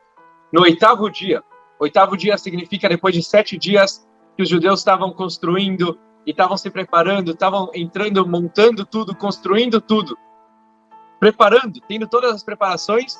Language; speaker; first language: Portuguese; native; Portuguese